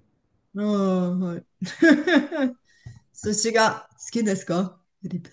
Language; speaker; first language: Japanese; non-native, learner; Bulgarian